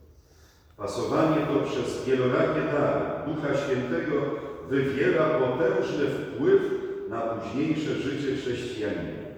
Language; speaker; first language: Polish; native; Polish